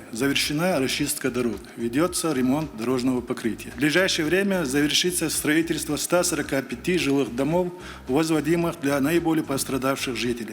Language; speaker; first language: Russian; non-native, local second language; Chechen